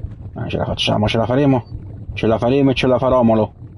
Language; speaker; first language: Italian; native; Italian